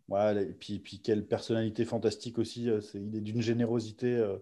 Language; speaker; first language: French; native; French